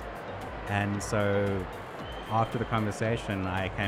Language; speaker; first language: English; native; English